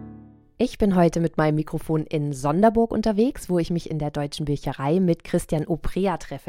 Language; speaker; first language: German; native; German